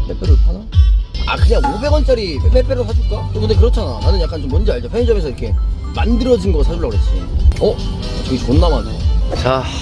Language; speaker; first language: Korean; native; Korean